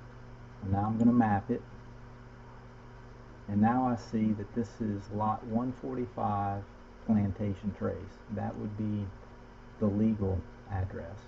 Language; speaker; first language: English; native; English